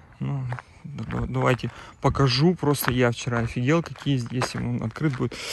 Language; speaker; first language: Russian; native; Russian